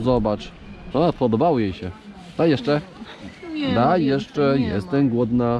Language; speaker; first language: Polish; native; Polish